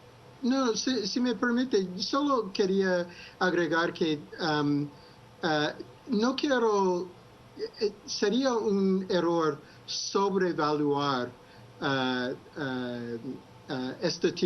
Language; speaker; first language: Spanish; non-native, fluent; English